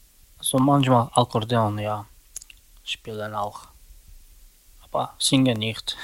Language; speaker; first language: German; non-native, learner; Slovak